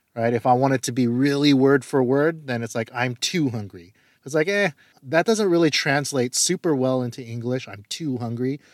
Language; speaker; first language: English; early bilingual, other home language; Korean